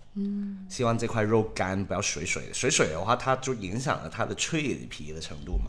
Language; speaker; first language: Chinese; non-native, local second language; Cantonese